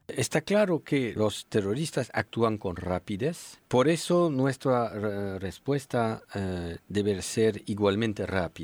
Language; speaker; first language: Spanish; non-native, fluent; French